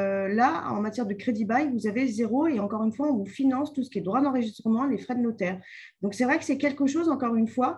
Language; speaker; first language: French; native; French